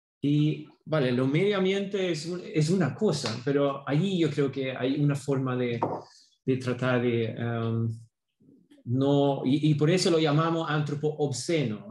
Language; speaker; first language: Spanish; non-native, fluent; Swedish